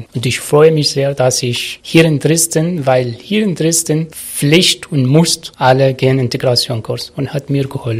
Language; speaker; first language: German; non-native, learner; Arabic